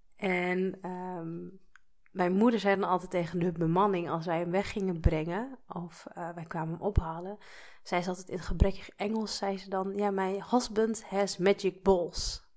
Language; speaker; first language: Dutch; native; Dutch